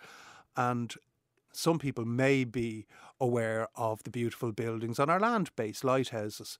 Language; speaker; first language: English; native; English